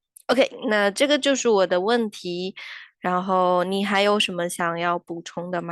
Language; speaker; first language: Chinese; native; Chinese